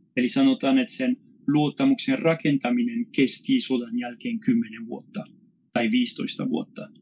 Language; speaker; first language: Finnish; non-native, fluent; French